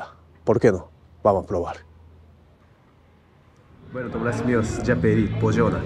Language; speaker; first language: Spanish; non-native, learner; Japanese